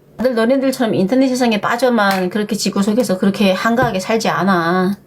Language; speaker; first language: Korean; native; Korean